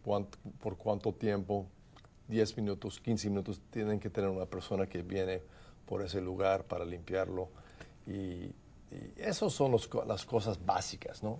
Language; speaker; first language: Spanish; non-native, fluent; English